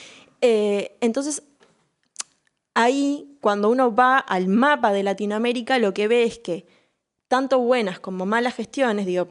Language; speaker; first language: Spanish; native; Spanish